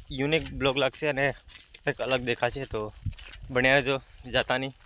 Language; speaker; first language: Gujarati; non-native, local second language; Bhili